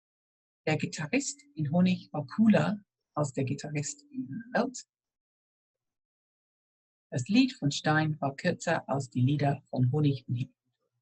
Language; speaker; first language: German; non-native, fluent; English